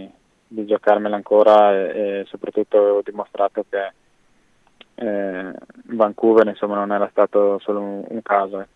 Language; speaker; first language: Italian; native; Italian